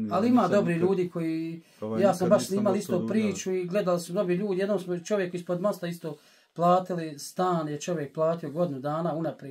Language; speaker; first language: Bosnian; native; Bosnian